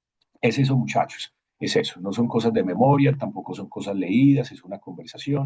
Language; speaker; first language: Spanish; native; Spanish